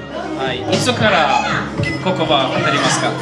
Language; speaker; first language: Japanese; non-native, learner; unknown